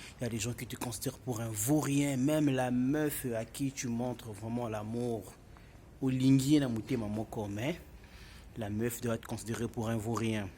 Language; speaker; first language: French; non-native, local second language; Lingala